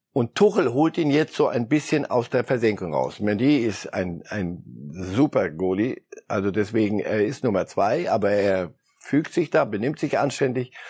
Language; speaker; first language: German; early bilingual, other home language; Polish